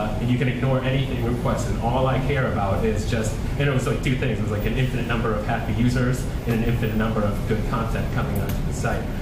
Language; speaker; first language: English; native; English